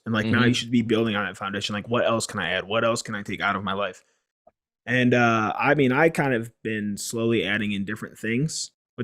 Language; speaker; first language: English; native; English